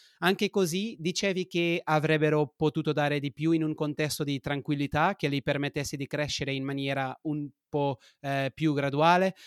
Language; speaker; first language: Italian; non-native, fluent; Portuguese